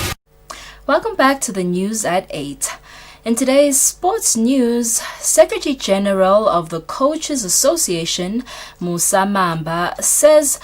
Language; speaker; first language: English; non-native, local second language; Swati